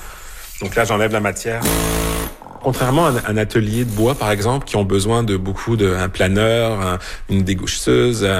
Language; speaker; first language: French; native; French